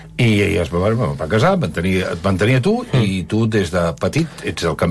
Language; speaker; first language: Catalan; native; Catalan